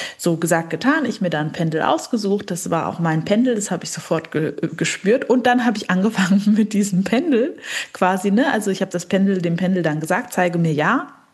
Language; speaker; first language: German; early bilingual, other home language; French